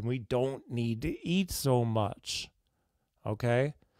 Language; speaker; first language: English; native; English